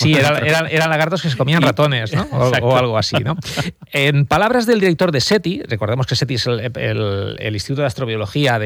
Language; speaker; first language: Spanish; native; Spanish